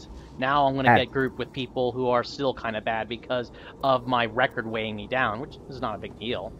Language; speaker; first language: English; native; English